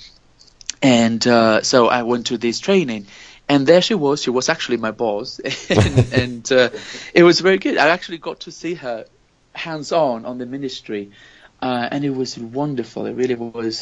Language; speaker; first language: English; non-native, fluent; Spanish